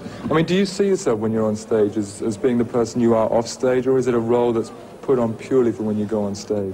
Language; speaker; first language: English; native; English